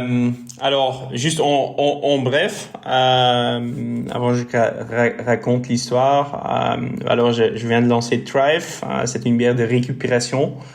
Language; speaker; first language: French; non-native, local second language; Dutch